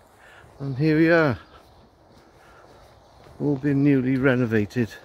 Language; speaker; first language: English; native; English